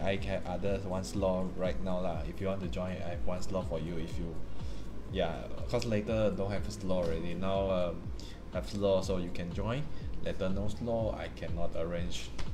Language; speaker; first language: English; non-native, local second language; Chinese